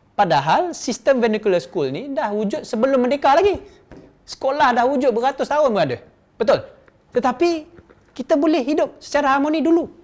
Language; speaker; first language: Malay; non-native, local second language; Chinese